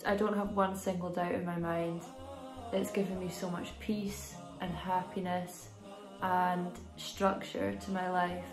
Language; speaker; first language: English; native; English